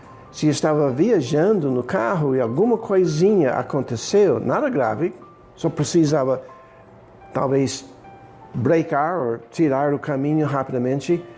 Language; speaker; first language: Portuguese; non-native, fluent; English